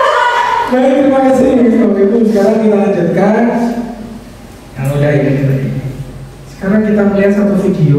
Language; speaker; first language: Indonesian; native; Indonesian